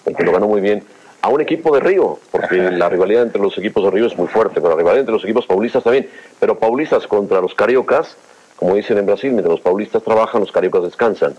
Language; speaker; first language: Spanish; native; Spanish